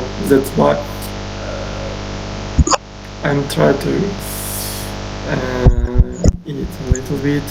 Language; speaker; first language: English; non-native, learner; Uzbek